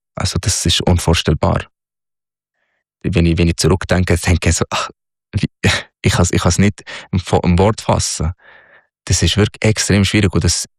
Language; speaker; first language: German; non-native, learner; Arabic